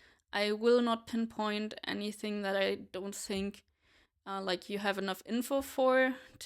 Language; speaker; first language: English; non-native, fluent; German